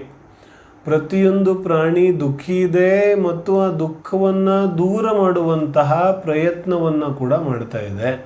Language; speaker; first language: Kannada; non-native, local second language; Hindi